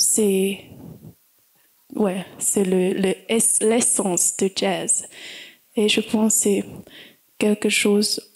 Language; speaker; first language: French; non-native, learner; German